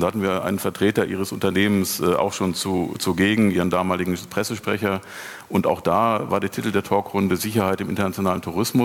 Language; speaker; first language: German; native; German